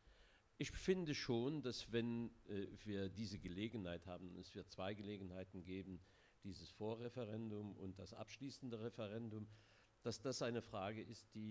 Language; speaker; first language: German; non-native, local second language; Luxembourgish